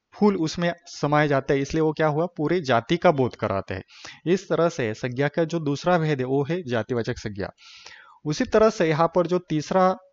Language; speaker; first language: Hindi; non-native, local second language; Marathi